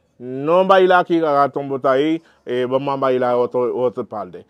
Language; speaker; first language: Spanish; non-native, learner; Haitian Creole